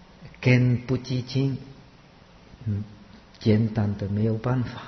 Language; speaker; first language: Chinese; non-native, fluent; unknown